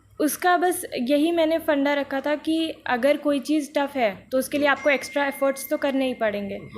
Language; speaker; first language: Hindi; native; Hindi